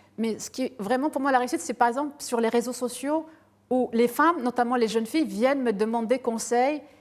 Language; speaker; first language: French; early bilingual, other home language; Arabic